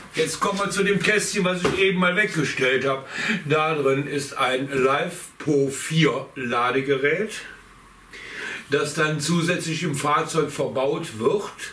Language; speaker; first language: German; native; German